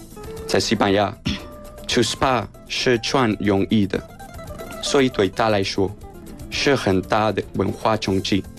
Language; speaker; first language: Chinese; non-native, fluent; Spanish